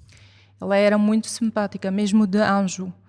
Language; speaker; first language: Portuguese; non-native, fluent; Arabic